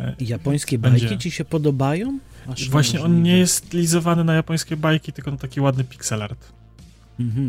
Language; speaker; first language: Polish; native; Polish